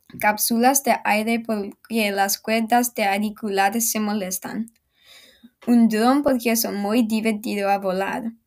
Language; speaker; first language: Spanish; non-native, learner; English